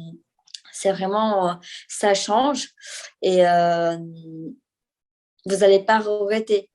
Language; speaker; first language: French; non-native, fluent; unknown